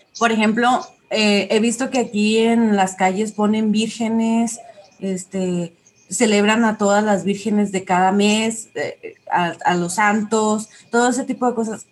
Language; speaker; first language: Spanish; native; Spanish